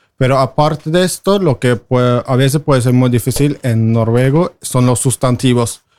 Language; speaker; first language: Spanish; non-native, fluent; Norwegian